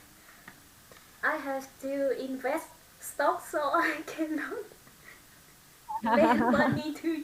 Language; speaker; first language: English; non-native, learner; Vietnamese